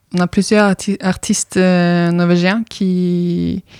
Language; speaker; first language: French; non-native, fluent; Norwegian